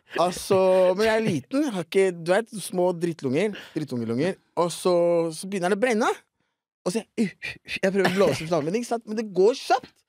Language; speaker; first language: Norwegian; early bilingual, other home language; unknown